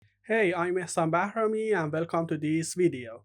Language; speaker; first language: English; non-native, fluent; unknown